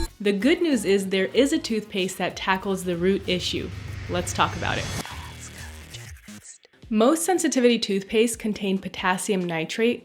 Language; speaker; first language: English; native; English